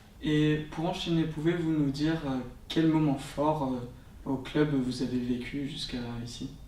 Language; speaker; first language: French; native; French